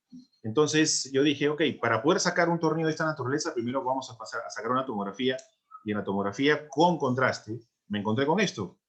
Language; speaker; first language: Spanish; native; Spanish